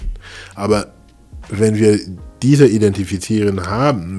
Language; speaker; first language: German; non-native, fluent; French